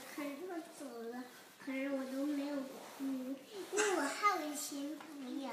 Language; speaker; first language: Chinese; early bilingual, heritage; Chinese